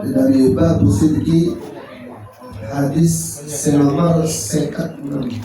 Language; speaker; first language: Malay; non-native, local second language; Javanese